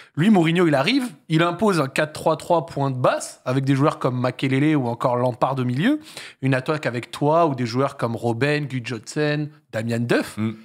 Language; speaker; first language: French; native; French